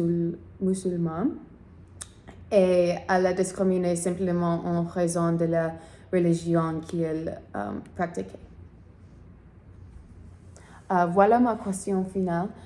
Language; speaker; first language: French; non-native, learner; English